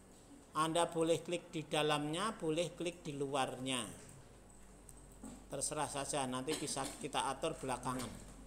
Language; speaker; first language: Indonesian; native; Indonesian